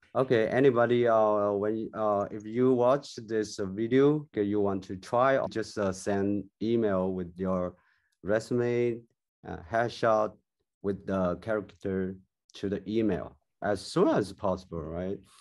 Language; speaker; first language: English; non-native, learner; Chinese